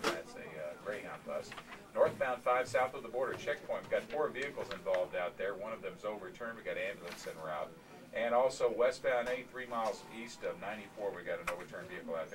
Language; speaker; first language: English; native; English